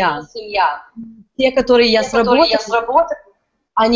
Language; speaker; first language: Russian; early bilingual, heritage; Russian